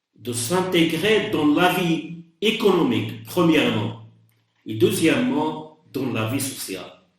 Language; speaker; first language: French; non-native, local second language; Arabic